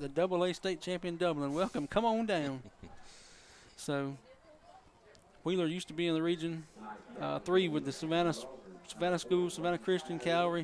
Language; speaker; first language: English; native; English